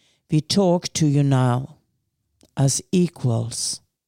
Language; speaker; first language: English; non-native, fluent; Norwegian